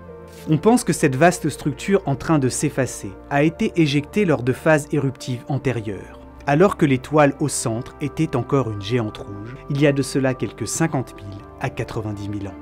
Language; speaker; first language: French; native; French